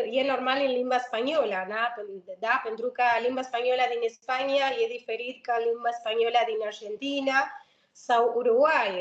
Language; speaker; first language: Romanian; non-native, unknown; Spanish